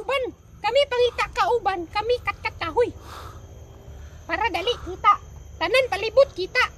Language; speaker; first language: Cebuano; non-native, local second language; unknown